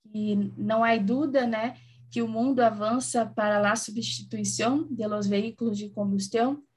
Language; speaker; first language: Spanish; non-native, learner; Portuguese